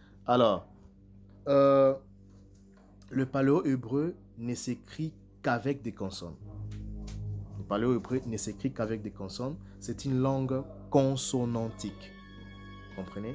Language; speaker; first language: French; non-native, local second language; Kongo